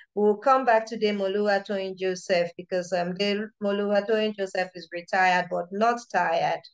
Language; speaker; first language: English; non-native, local second language; Yoruba